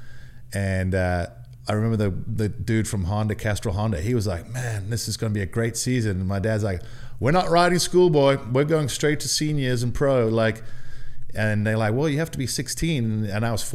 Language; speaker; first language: English; native; English